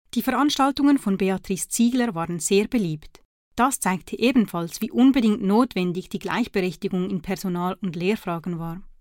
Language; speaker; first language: German; native; German